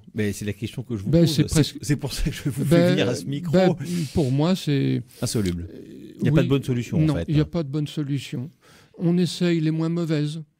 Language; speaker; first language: French; native; French